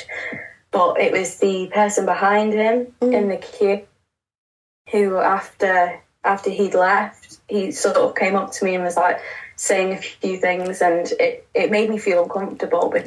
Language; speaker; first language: English; native; English